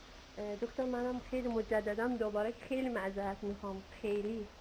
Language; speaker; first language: Persian; non-native, fluent; Arabic